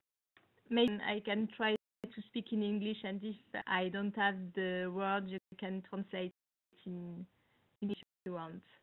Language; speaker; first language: English; non-native, learner; French